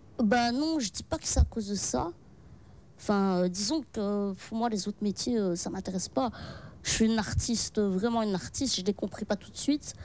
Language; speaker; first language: French; early bilingual, other home language; Arabic